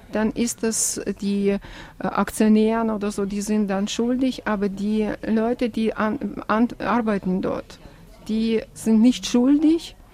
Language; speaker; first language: German; non-native, fluent; Russian